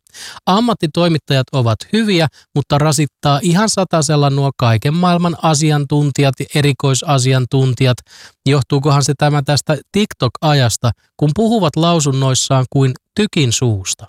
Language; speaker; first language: Finnish; native; Finnish